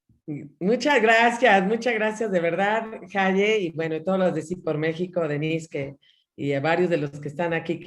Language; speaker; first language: Spanish; native; Spanish